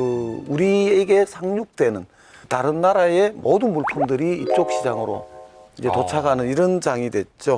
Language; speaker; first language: Korean; native; Korean